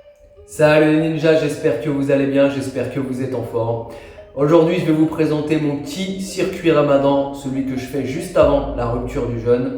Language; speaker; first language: French; native; French